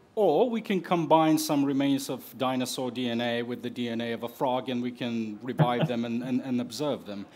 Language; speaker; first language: English; non-native, fluent; Bulgarian